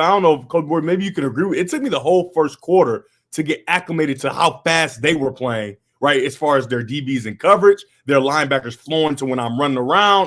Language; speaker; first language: English; native; English